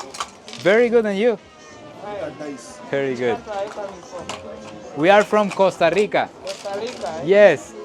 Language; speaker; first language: English; non-native, learner; Spanish